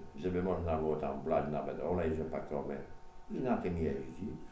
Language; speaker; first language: Polish; native; Polish